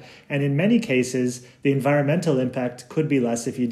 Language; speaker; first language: English; native; English